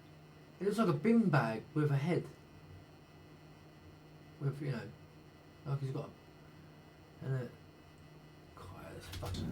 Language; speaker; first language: English; native; English